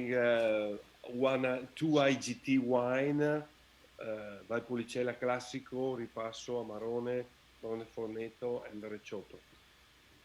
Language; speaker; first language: English; non-native, learner; Italian